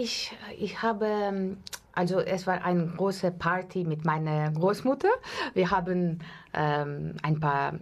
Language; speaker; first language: German; non-native, learner; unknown